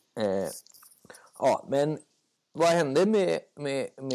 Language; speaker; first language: Swedish; native; Swedish